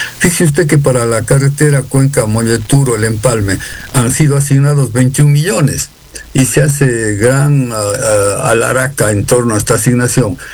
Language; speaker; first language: Spanish; native; Spanish